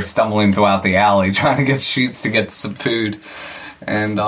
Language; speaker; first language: English; native; English